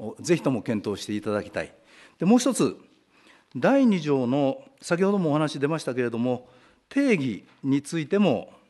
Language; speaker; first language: Japanese; native; Japanese